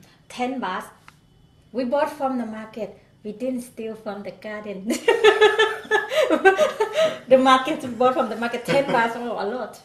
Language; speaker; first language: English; non-native, learner; Thai